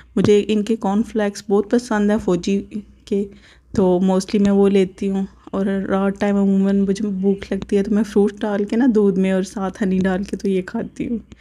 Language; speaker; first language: Urdu; native; Urdu